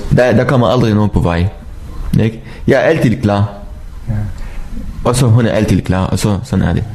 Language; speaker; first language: Danish; non-native, learner; Arabic